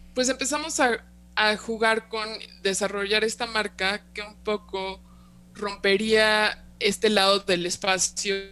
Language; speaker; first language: Spanish; native; Spanish